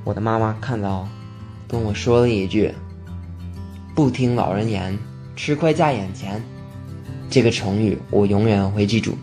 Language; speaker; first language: Chinese; early bilingual, heritage; English